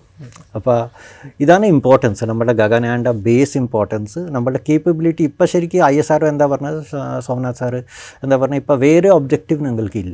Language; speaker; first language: Malayalam; non-native, fluent; Bangla